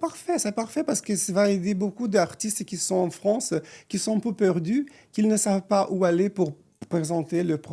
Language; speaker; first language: French; non-native, fluent; Portuguese